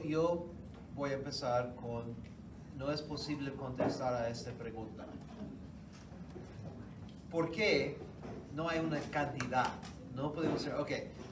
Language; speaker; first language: Spanish; non-native, fluent; English